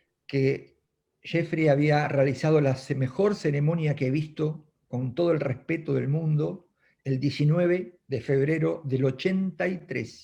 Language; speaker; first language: Spanish; native; Spanish